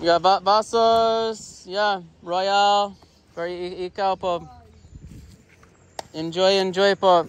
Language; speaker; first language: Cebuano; non-native, learner; English